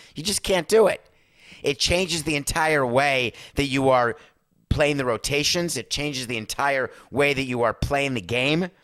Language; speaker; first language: English; native; English